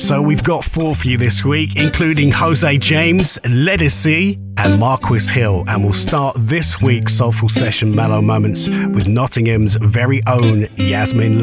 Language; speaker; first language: English; native; English